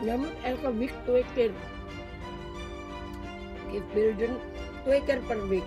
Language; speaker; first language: Dutch; non-native, learner; Indonesian